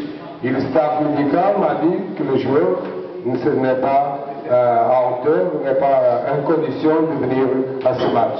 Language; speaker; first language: French; non-native, learner; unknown